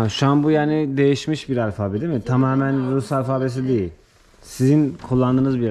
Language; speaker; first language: Turkish; native; Turkish